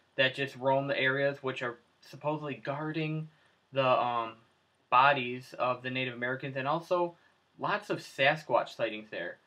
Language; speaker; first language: English; native; English